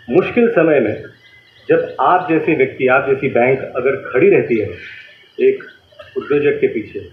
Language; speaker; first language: Hindi; non-native, local second language; Marathi